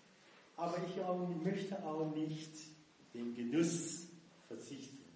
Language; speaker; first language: German; non-native, fluent; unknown